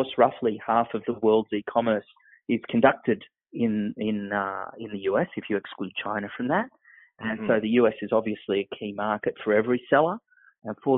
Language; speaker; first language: English; native; English